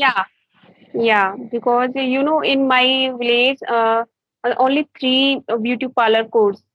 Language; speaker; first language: English; non-native, learner; Hindi